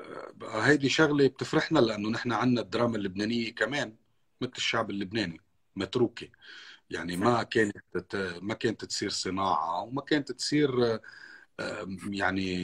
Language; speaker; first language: Arabic; native; Arabic